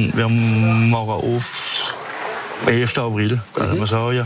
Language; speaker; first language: German; non-native, local second language; French